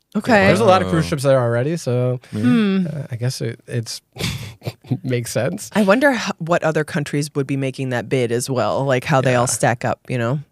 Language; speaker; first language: English; native; English